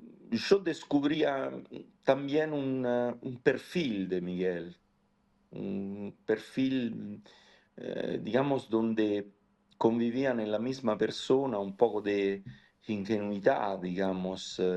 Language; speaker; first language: Spanish; non-native, fluent; Italian